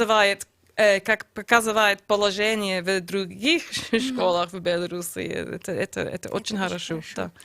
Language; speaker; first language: Russian; non-native, learner; English